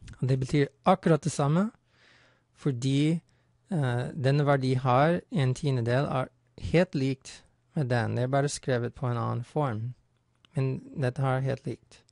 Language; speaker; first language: Norwegian; non-native, fluent; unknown